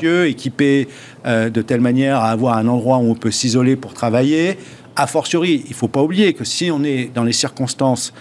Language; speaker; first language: French; native; French